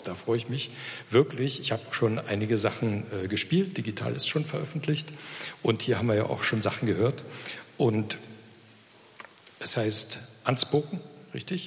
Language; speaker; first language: German; native; German